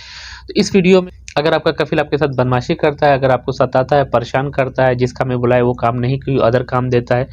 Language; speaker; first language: Hindi; native; Hindi